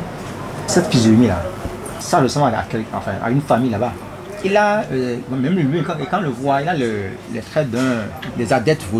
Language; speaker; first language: French; non-native, local second language; Fon